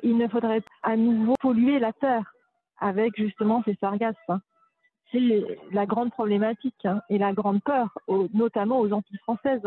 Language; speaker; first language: French; native; French